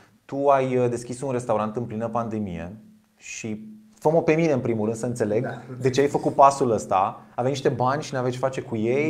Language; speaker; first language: Romanian; native; Romanian